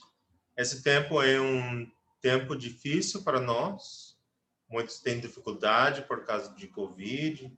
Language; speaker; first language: Portuguese; non-native, learner; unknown